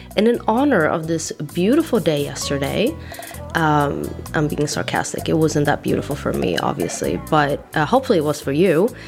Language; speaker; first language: English; non-native, fluent; Swedish